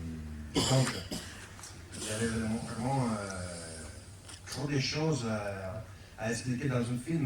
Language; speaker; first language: French; non-native, fluent; Italian